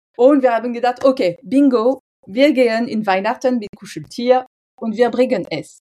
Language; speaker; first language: German; non-native, fluent; French